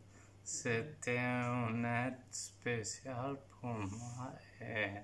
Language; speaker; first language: French; non-native, learner; Italian